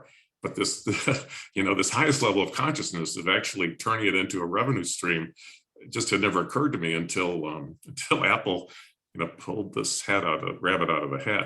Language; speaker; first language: English; native; English